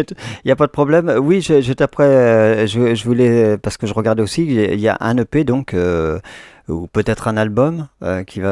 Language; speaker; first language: French; native; French